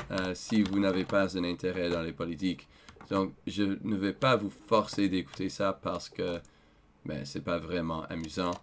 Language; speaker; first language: French; non-native, learner; English